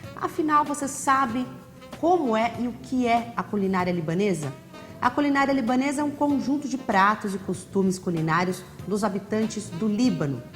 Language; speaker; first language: Portuguese; native; Portuguese